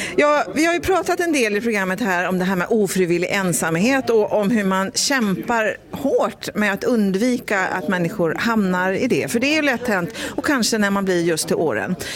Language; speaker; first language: Swedish; native; Swedish